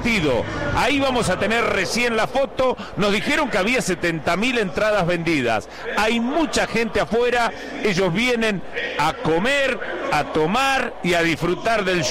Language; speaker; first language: Spanish; native; Spanish